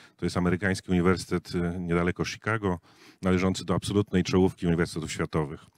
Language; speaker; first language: Polish; native; Polish